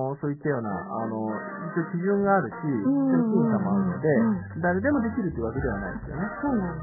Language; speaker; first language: Japanese; native; Japanese